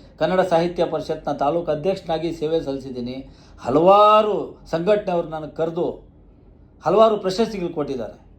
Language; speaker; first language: Kannada; native; Kannada